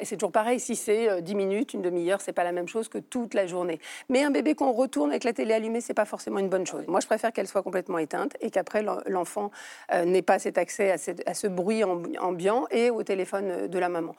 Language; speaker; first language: French; native; French